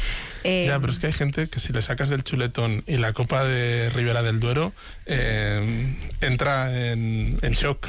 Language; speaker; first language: Spanish; native; Spanish